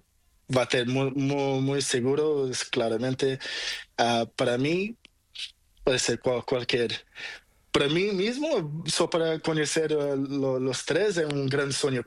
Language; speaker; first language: Spanish; non-native, learner; Portuguese